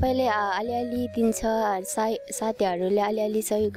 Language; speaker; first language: Nepali; non-native, local second language; Eastern Tamang